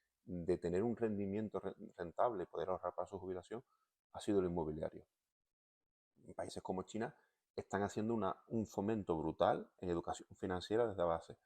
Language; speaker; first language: Spanish; native; Spanish